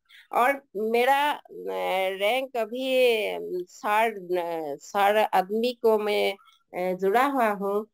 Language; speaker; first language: Hindi; non-native, learner; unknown